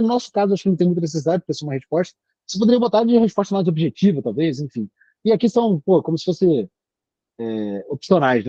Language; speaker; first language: Portuguese; native; Portuguese